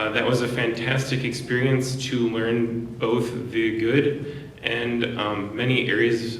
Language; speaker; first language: English; native; English